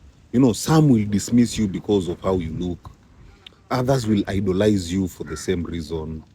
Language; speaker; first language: English; non-native, local second language; Swahili